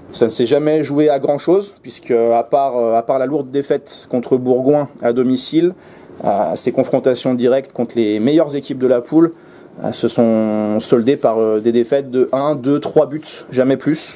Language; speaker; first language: French; native; French